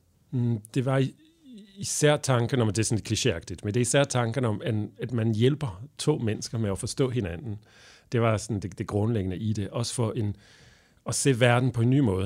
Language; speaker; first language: Danish; non-native, fluent; French